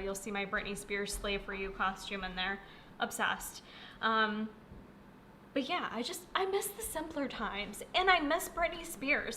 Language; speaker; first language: English; native; English